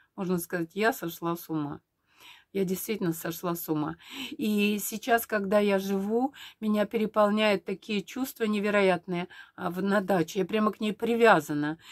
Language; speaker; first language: Russian; native; Russian